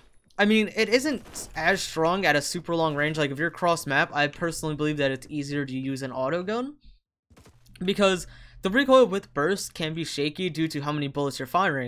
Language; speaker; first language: English; native; English